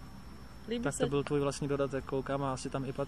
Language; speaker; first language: Czech; native; Czech